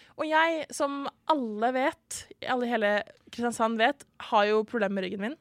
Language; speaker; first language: Norwegian; native; Norwegian